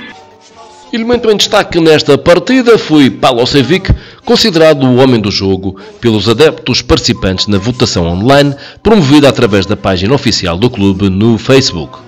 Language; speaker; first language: Portuguese; native; Portuguese